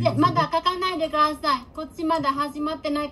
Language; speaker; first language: Japanese; non-native, fluent; Bangla